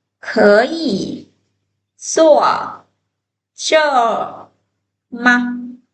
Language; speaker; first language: Chinese; non-native, fluent; Lao